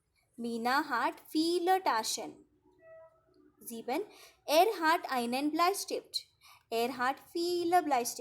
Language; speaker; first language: German; non-native, fluent; Marathi